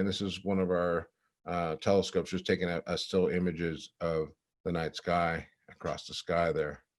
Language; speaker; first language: English; native; English